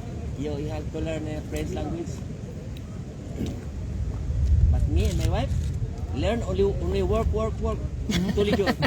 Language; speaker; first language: English; non-native, learner; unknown